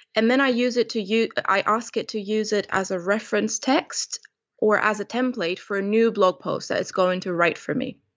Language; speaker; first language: English; non-native, fluent; Romanian